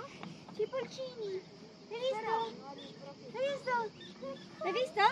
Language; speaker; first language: Italian; non-native, learner; Filipino